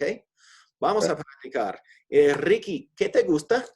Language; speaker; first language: Spanish; non-native, fluent; English